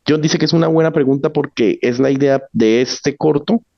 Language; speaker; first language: Spanish; native; Spanish